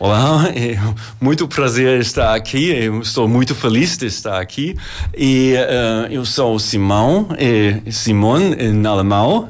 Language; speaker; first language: Portuguese; non-native, learner; German